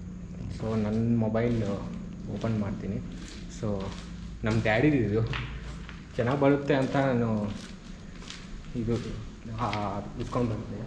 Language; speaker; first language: Kannada; non-native, local second language; Telugu